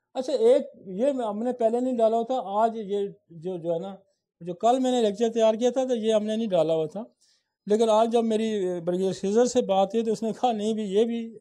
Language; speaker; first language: Urdu; non-native, local second language; Saraiki